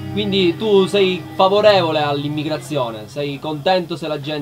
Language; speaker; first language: Italian; native; Italian